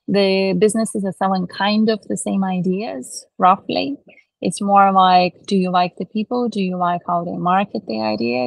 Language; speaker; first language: English; non-native, fluent; Russian